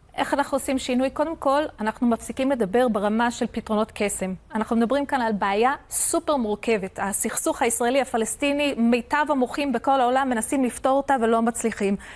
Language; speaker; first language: Hebrew; non-native, fluent; English